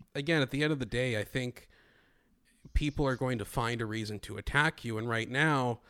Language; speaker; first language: English; non-native, fluent; Greek